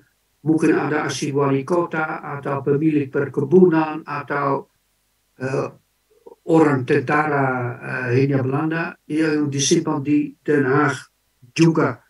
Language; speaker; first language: Indonesian; non-native, fluent; Dutch